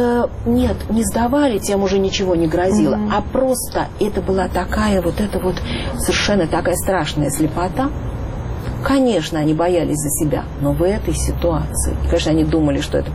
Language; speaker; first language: Russian; native; Russian